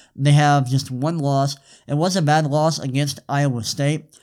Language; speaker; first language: English; native; English